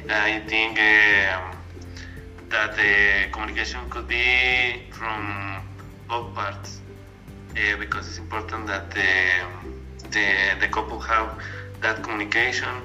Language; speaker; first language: English; non-native, learner; Spanish